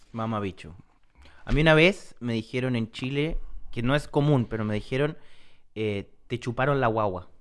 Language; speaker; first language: Spanish; native; Spanish